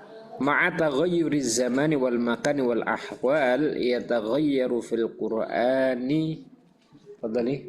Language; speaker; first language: Arabic; non-native, fluent; Indonesian